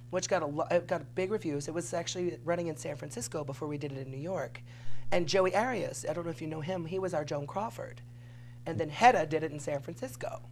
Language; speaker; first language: English; native; English